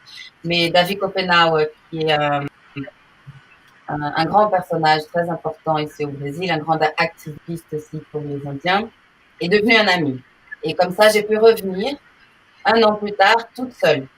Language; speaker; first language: French; non-native, fluent; Portuguese